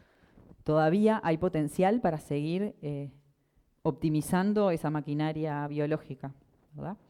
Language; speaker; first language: Spanish; native; Spanish